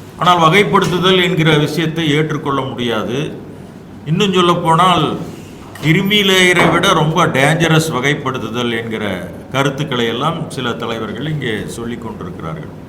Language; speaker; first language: Tamil; native; Tamil